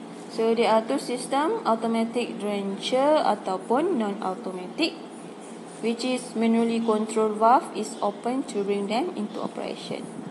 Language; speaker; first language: English; non-native, local second language; Malay